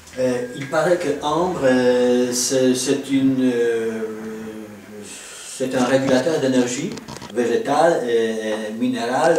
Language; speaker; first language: French; non-native, fluent; Polish